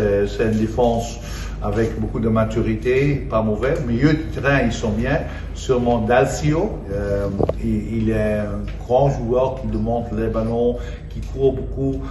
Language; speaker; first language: French; non-native, fluent; Dutch